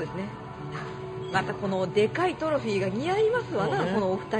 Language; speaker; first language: Japanese; native; Japanese